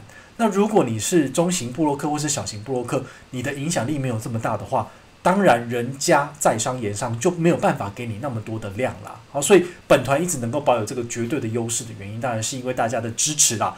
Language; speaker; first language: Chinese; native; Chinese